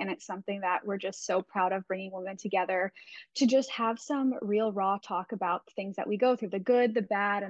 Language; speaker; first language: English; native; English